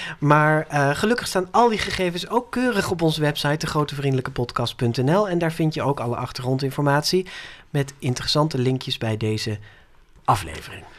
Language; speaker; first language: Dutch; native; Dutch